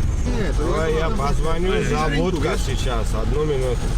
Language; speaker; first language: Russian; non-native, learner; Georgian